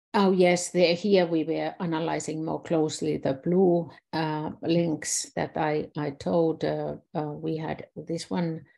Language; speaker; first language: English; non-native, fluent; Finnish